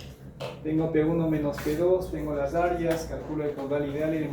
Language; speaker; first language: Spanish; native; Spanish